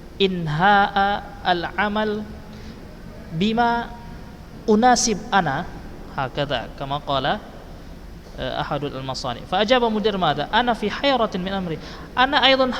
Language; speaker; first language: Arabic; non-native, fluent; Indonesian